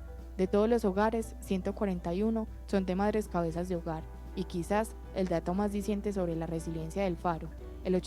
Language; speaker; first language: Spanish; native; Spanish